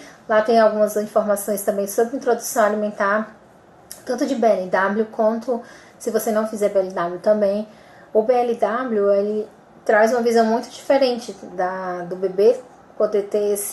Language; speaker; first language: Portuguese; native; Portuguese